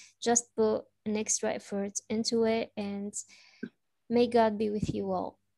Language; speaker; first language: English; non-native, fluent; Arabic